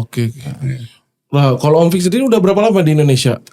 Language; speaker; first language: Indonesian; native; Indonesian